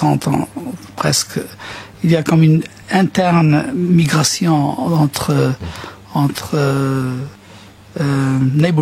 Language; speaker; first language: French; non-native, fluent; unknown